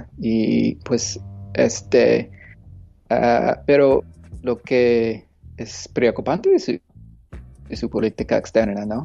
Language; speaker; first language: Spanish; non-native, fluent; English